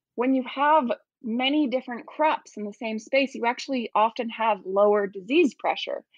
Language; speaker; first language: English; native; English